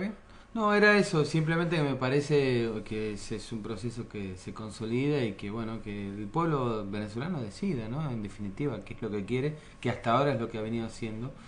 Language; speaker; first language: Spanish; native; Spanish